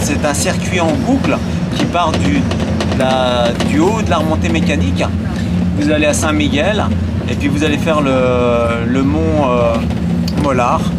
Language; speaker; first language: French; native; French